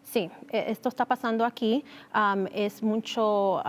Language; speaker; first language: Spanish; early bilingual, heritage; Spanish